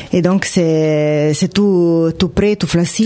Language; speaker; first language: French; non-native, fluent; Italian